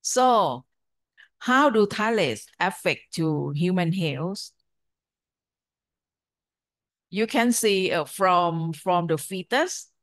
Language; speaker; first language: English; non-native, fluent; Thai